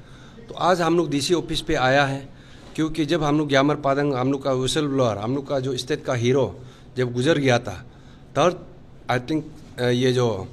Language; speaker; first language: Hindi; non-native, local second language; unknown